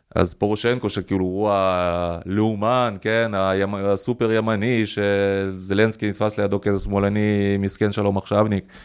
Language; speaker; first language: Hebrew; early bilingual, other home language; Russian